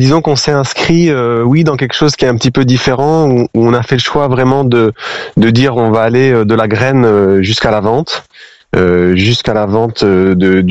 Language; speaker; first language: French; native; French